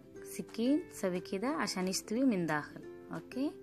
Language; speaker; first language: Arabic; non-native, learner; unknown